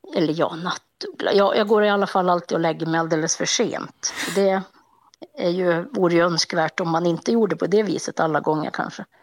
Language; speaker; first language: Swedish; native; Swedish